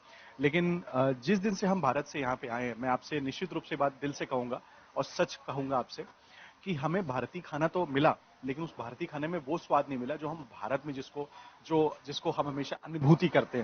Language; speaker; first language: Hindi; native; Hindi